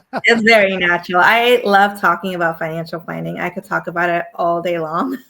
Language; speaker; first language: English; native; English